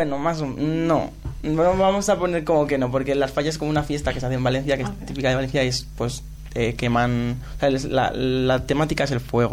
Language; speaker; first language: Spanish; native; Spanish